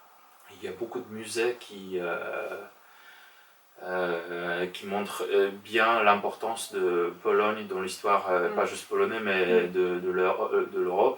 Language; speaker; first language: French; non-native, fluent; Polish